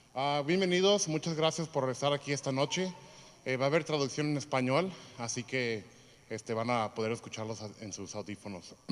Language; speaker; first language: Spanish; early bilingual, heritage; Spanish